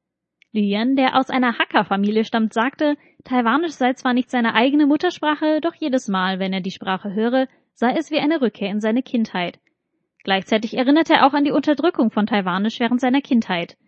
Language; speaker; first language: German; native; German